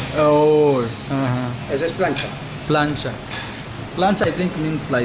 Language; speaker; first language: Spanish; non-native, learner; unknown